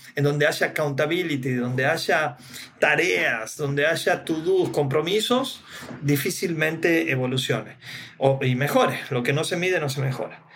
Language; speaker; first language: Spanish; native; Spanish